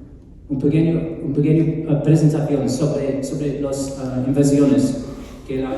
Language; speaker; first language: Spanish; non-native, fluent; English